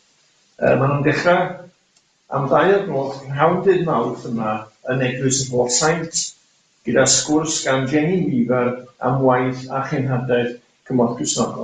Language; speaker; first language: Welsh; native; Welsh